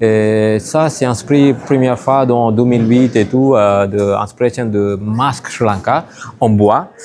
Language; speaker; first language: French; non-native, learner; Tamil